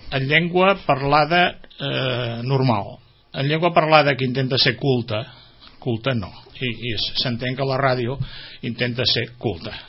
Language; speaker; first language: Catalan; native; Catalan